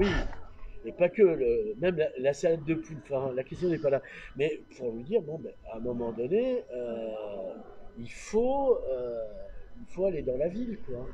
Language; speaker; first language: French; native; French